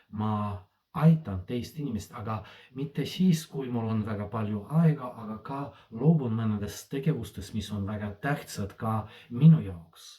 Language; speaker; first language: Estonian; non-native, fluent; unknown